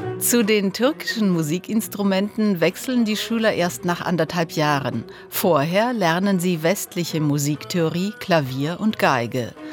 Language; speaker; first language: German; native; German